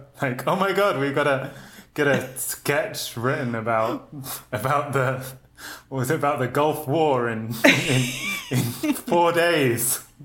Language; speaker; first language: English; native; English